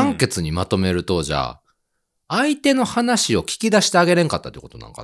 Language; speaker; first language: Japanese; native; Japanese